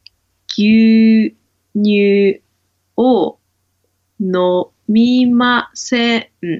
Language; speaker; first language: Japanese; non-native, learner; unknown